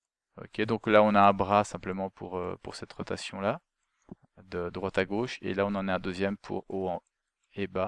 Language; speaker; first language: French; native; French